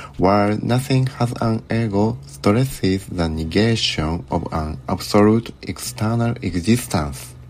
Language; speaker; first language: English; non-native, learner; Japanese